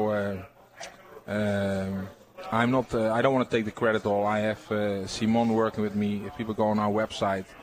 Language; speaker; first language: English; non-native, fluent; Dutch